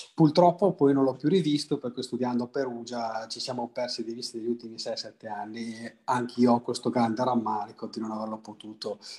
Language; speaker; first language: Italian; native; Italian